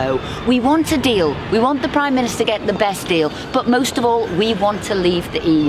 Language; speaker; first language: English; native; English